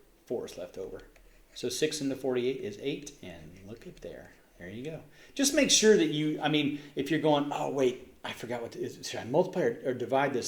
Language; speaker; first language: English; native; English